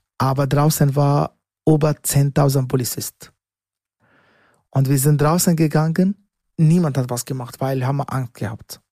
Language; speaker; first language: German; non-native, learner; Arabic